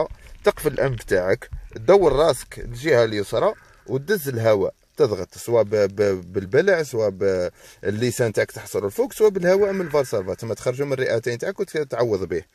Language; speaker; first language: Arabic; native; Arabic